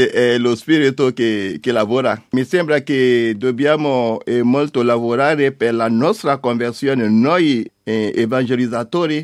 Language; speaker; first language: Italian; non-native, learner; French